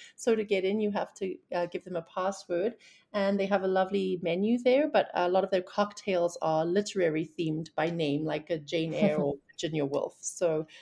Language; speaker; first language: English; native; English